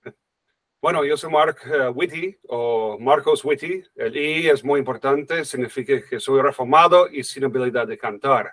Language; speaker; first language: Spanish; non-native, fluent; English